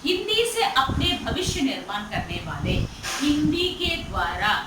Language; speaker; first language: Hindi; non-native, local second language; Telugu